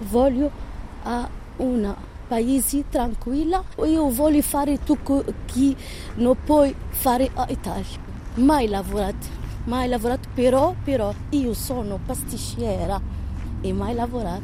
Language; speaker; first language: Italian; non-native, learner; Arabic